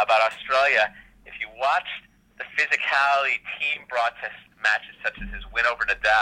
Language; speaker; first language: English; native; English